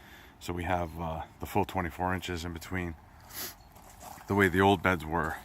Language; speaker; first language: English; native; English